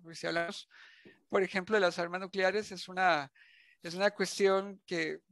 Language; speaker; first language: Spanish; native; Spanish